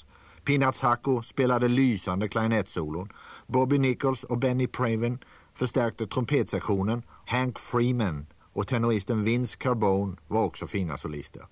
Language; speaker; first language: Swedish; native; Swedish